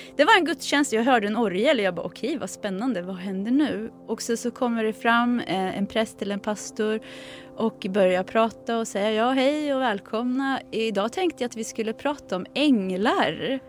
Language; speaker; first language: Swedish; native; Swedish